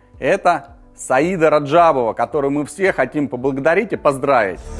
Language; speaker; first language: Russian; native; Russian